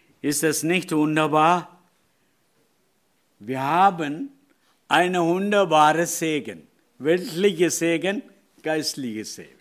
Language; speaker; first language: German; non-native, learner; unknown